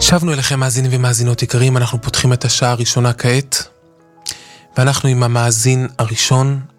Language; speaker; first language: Hebrew; native; Hebrew